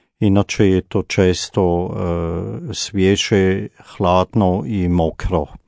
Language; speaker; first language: Croatian; non-native, fluent; German